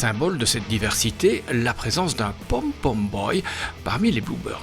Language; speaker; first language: French; native; French